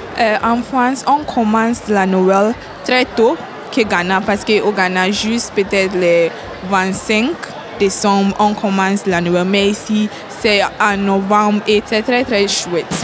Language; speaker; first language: French; non-native, learner; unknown